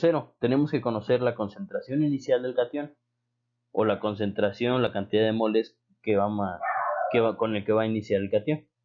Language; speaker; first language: Spanish; native; Spanish